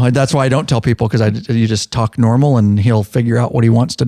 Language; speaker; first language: English; native; English